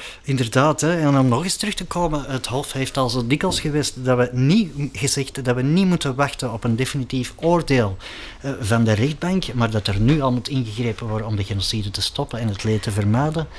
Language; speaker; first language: Dutch; native; Dutch